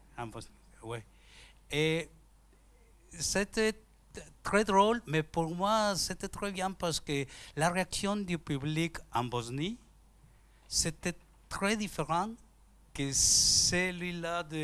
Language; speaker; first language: French; non-native, learner; Spanish